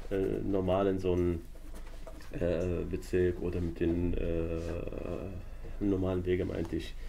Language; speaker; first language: German; non-native, learner; Arabic